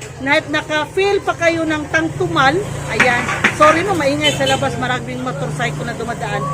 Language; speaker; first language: Filipino; non-native, local second language; Cebuano